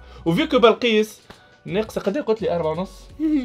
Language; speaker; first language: Arabic; native; Arabic